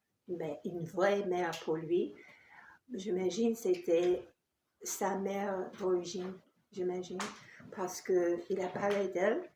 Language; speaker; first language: French; non-native, fluent; English